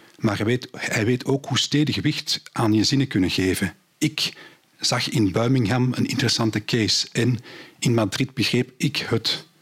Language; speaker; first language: Dutch; native; Dutch